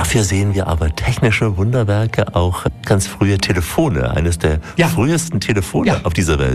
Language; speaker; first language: German; native; German